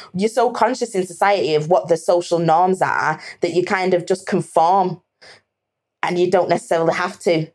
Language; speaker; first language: English; native; English